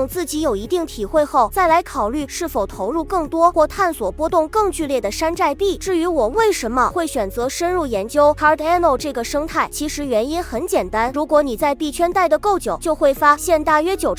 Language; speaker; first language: Chinese; native; Chinese